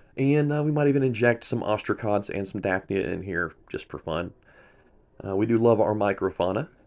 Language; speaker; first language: English; native; English